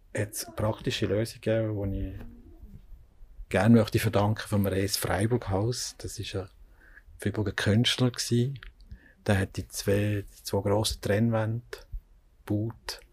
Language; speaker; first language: German; native; German